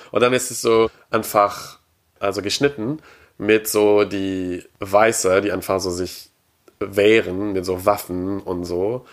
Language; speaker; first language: German; non-native, fluent; French